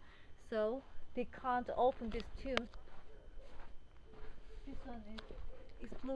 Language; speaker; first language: English; non-native, learner; Korean